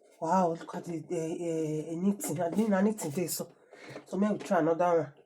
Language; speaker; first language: Nigerian Pidgin; native; Nigerian Pidgin